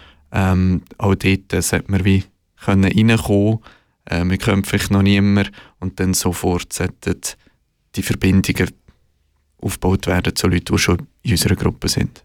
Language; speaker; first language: German; native; German